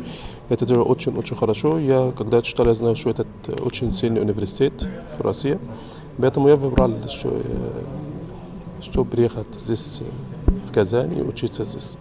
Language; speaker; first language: Russian; non-native, learner; Arabic